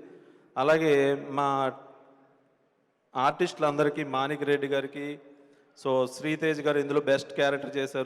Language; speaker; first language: Telugu; native; Telugu